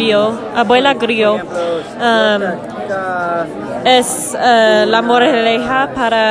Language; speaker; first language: Spanish; non-native, learner; English